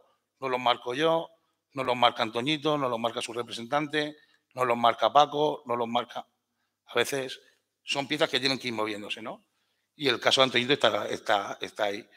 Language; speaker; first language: Spanish; native; Spanish